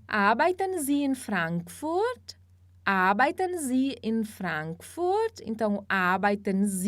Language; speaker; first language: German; non-native, fluent; Portuguese